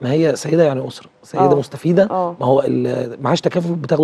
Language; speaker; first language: Arabic; native; Arabic